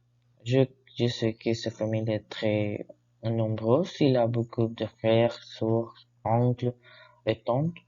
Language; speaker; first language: French; non-native, learner; Spanish